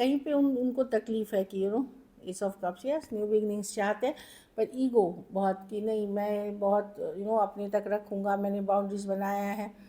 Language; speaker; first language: Hindi; native; Hindi